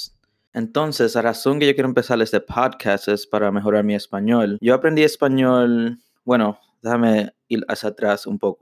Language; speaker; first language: Spanish; early bilingual, heritage; English